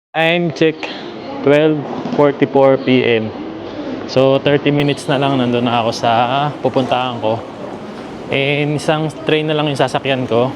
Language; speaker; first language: Filipino; native; Filipino